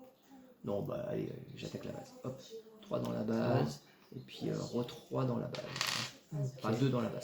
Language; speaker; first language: French; native; French